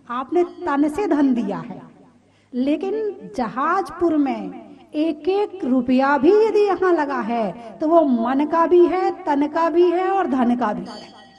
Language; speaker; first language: Hindi; native; Hindi